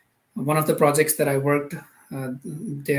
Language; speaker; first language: English; non-native, local second language; Urdu